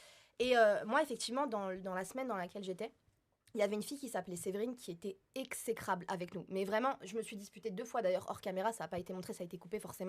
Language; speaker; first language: French; native; French